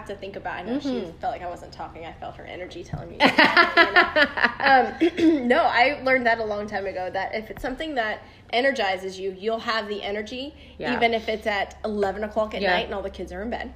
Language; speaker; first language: English; native; English